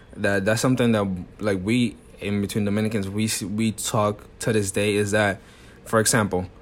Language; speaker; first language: English; non-native, fluent; Spanish